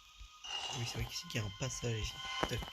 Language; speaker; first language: French; native; French